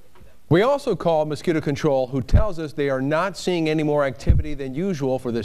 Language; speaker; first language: English; native; English